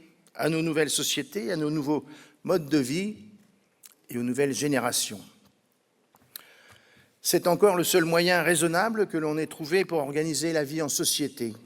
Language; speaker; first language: French; native; French